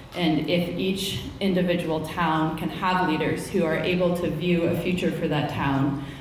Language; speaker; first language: English; native; English